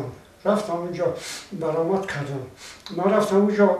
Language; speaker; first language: Persian; non-native, local second language; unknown